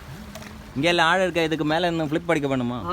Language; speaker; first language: Tamil; non-native, learner; Malayalam